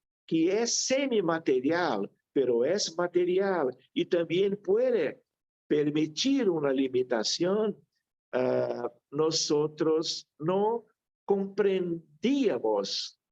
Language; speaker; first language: Spanish; non-native, fluent; Portuguese